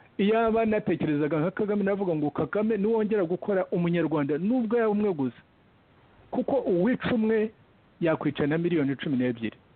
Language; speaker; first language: Kinyarwanda; early bilingual, heritage; Kinyarwanda